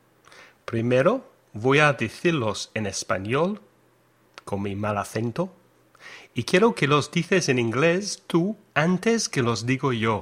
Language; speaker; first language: Spanish; non-native, fluent; English